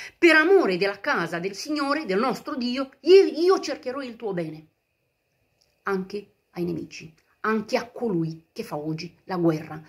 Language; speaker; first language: Italian; non-native, fluent; Romanian